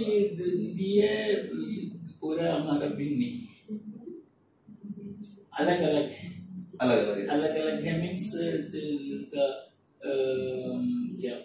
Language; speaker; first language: Hindi; non-native, local second language; Malayalam